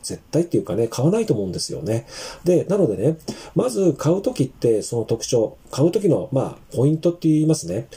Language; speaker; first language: Japanese; native; Japanese